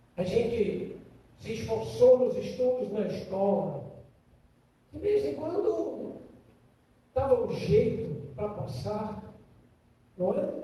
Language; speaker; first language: Portuguese; non-native, fluent; German